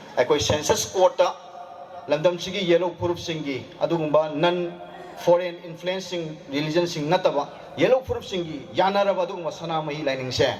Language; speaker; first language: Manipuri; non-native, local second language; Rongmei Naga